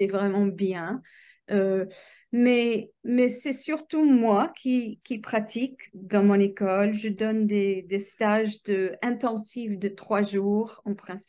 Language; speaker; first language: French; non-native, fluent; English